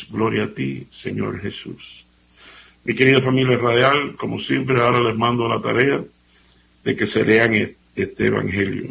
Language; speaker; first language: Spanish; native; Spanish